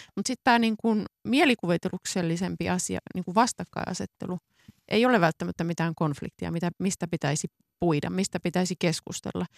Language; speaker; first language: Finnish; native; Finnish